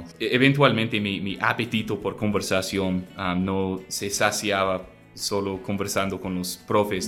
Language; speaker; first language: Spanish; non-native, fluent; English